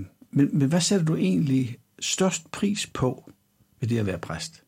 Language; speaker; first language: Danish; native; Danish